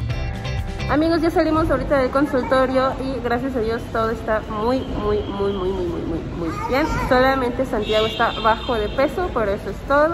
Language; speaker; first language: Spanish; native; Spanish